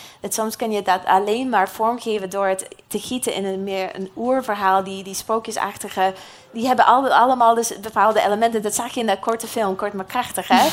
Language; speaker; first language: Dutch; non-native, fluent; English